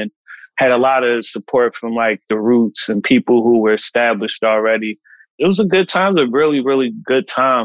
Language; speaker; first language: English; native; English